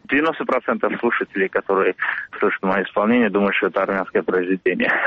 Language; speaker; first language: Russian; non-native, local second language; Armenian